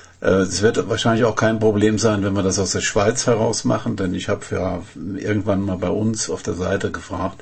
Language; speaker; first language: German; native; German